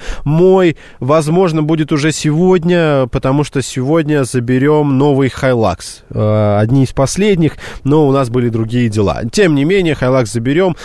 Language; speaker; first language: Russian; native; Russian